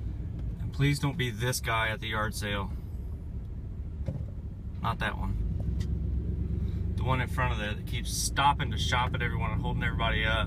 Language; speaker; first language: English; native; English